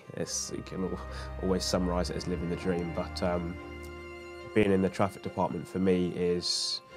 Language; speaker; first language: English; native; English